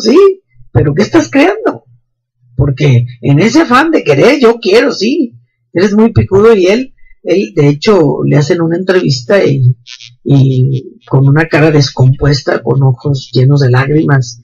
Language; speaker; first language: Spanish; native; Spanish